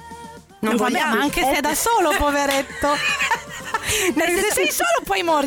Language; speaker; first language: Italian; native; Italian